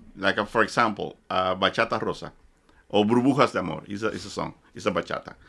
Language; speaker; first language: English; non-native, fluent; Spanish